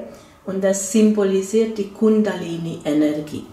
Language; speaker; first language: German; non-native, fluent; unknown